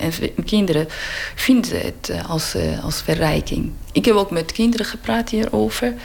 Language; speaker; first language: Dutch; non-native, learner; Persian